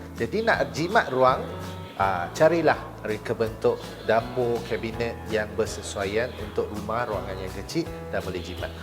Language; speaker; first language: Malay; non-native, local second language; Chinese